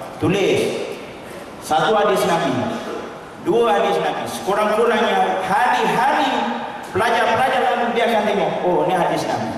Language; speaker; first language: Malay; native; Malay